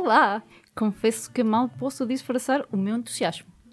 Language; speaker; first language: Portuguese; native; Portuguese